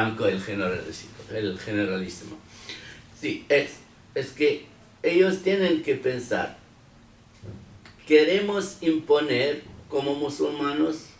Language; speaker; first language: Spanish; non-native, fluent; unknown